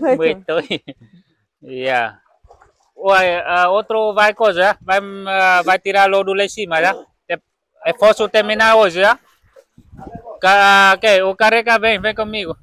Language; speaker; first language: Portuguese; non-native, learner; Vietnamese